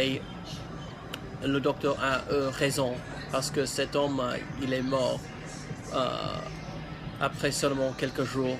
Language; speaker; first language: French; non-native, learner; English